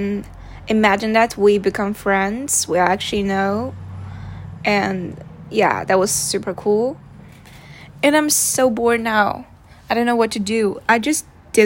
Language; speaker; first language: English; non-native, fluent; Chinese